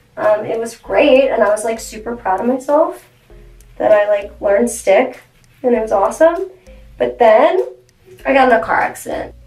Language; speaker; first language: English; native; English